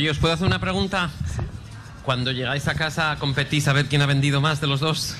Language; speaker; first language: Spanish; native; Spanish